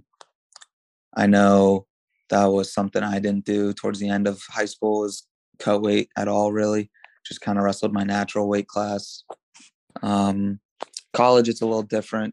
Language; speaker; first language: English; native; English